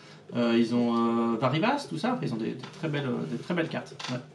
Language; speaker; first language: French; native; French